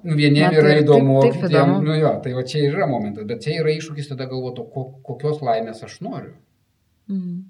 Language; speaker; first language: Lithuanian; native; Lithuanian